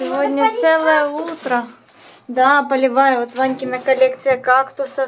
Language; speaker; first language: Russian; native; Russian